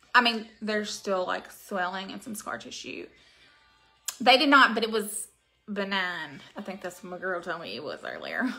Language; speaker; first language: English; native; English